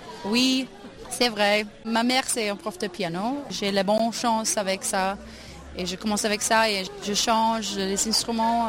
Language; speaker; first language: French; non-native, learner; English